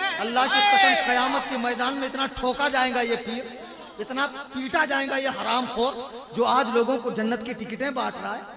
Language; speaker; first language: Urdu; native; Urdu